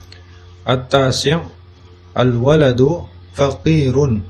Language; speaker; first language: Arabic; non-native, fluent; Indonesian